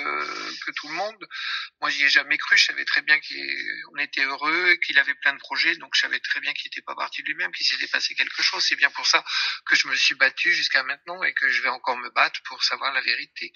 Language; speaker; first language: French; native; French